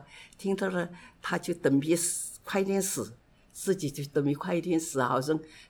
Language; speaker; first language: Chinese; native; Chinese